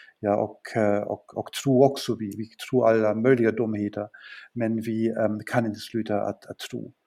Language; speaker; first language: Swedish; non-native, fluent; German